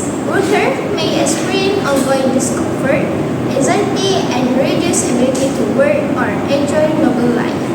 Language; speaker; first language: English; non-native, learner; Malay